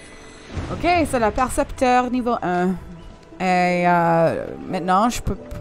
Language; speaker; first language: French; non-native, learner; English